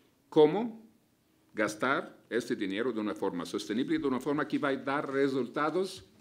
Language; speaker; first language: Spanish; non-native, fluent; Arabic